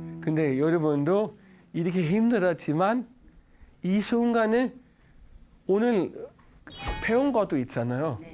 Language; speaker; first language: Korean; non-native, learner; Danish